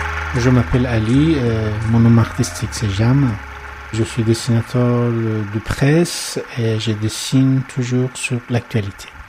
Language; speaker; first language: French; non-native, learner; Persian